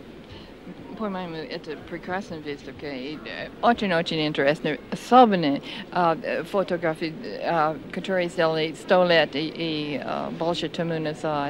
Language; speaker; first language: Russian; non-native, fluent; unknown